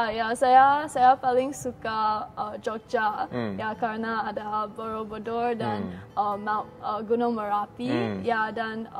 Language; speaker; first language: Indonesian; non-native, learner; Chinese